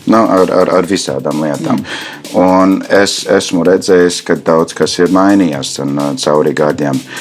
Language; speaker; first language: Latvian; non-native, fluent; English